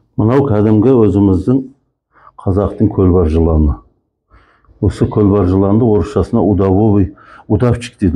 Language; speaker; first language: Kazakh; early bilingual, heritage; Kazakh